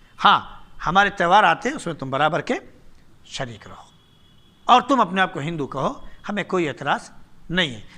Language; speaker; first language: Urdu; native; Urdu